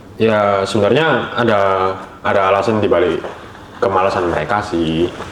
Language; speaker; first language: Indonesian; native; Indonesian